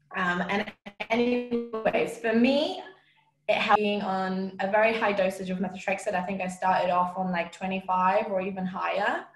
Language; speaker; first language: English; non-native, fluent; Romanian